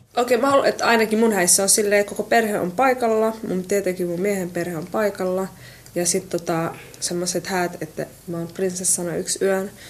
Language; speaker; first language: Finnish; early bilingual, other home language; Somali